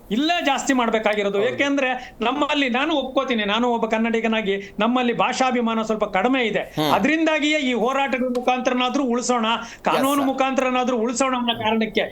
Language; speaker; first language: Kannada; native; Kannada